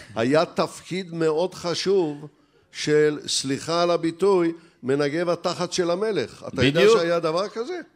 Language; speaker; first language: Hebrew; native; Hebrew